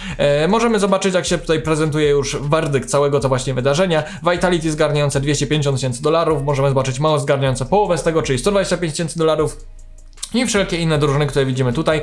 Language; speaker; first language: Polish; native; Polish